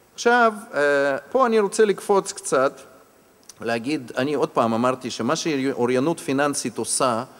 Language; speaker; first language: Hebrew; non-native, fluent; Russian